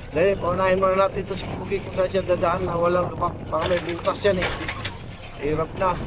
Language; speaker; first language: Filipino; non-native, local second language; Cebuano